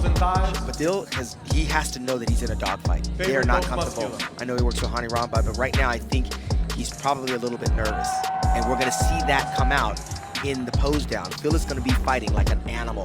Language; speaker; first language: English; native; English